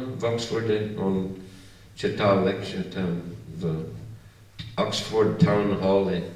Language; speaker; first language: Russian; non-native, learner; English